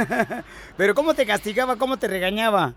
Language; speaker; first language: Spanish; native; Spanish